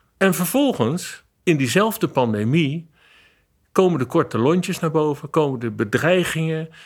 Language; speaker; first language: Dutch; native; Dutch